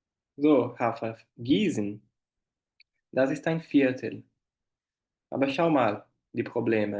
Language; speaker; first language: German; non-native, learner; Portuguese